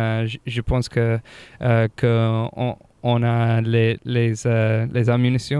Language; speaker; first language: French; non-native, fluent; English